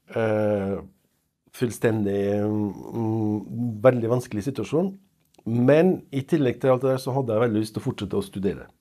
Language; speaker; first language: Norwegian; non-native, fluent; Serbian